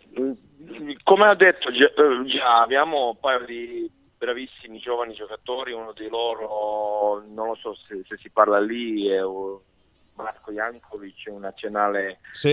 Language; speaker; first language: Italian; non-native, fluent; Serbian